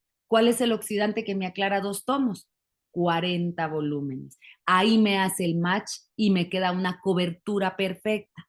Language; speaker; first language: Spanish; native; Spanish